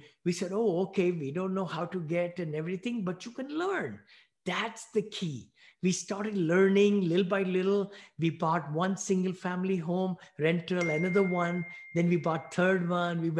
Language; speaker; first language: English; non-native, local second language; Hindi